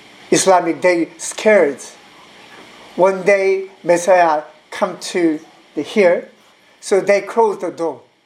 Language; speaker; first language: English; non-native, learner; Korean